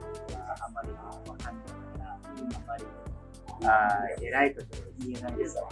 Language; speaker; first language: Japanese; non-native, fluent; Indonesian